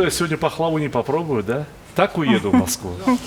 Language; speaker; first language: Russian; native; Russian